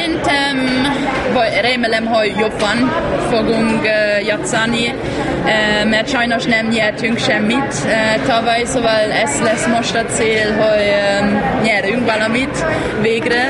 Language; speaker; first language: Hungarian; non-native, learner; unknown